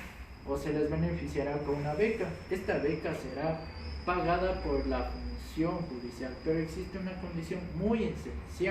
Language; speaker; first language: Spanish; native; Spanish